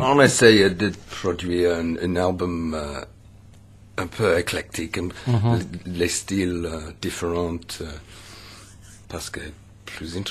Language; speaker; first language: French; non-native, learner; English